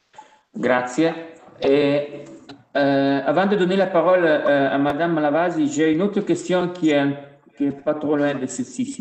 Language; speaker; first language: French; non-native, fluent; Italian